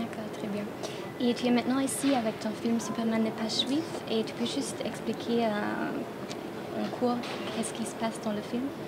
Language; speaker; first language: French; non-native, fluent; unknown